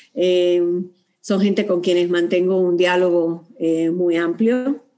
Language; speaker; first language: Spanish; native; Spanish